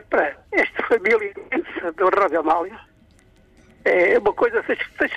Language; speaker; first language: Portuguese; native; Portuguese